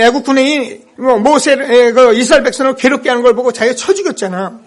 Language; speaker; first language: Korean; native; Korean